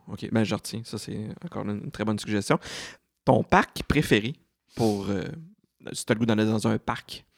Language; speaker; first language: French; native; French